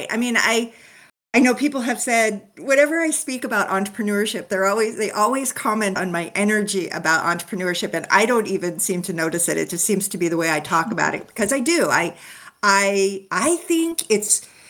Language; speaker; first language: English; native; English